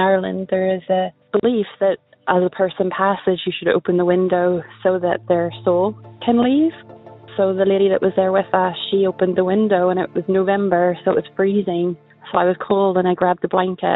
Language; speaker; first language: English; native; English